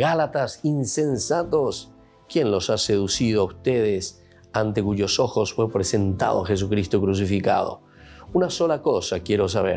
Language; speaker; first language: Spanish; native; Spanish